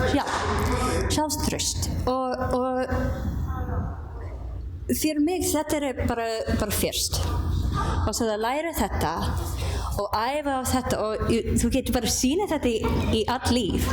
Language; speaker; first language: Icelandic; non-native, learner; English